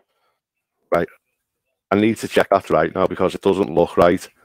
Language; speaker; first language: English; native; English